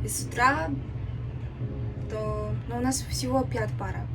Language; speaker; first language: Russian; non-native, learner; Mongolian